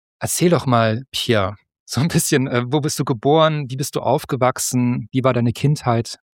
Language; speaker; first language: German; native; German